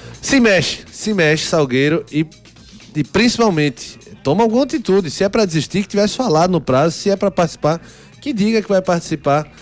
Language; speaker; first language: Portuguese; native; Portuguese